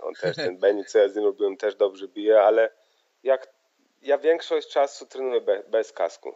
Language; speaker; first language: Polish; early bilingual, heritage; Polish